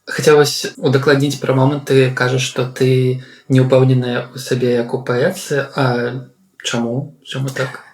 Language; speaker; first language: Belarusian; non-native, local second language; Russian